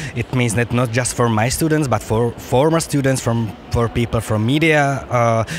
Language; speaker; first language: English; non-native, fluent; Czech